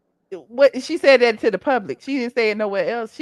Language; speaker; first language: English; native; English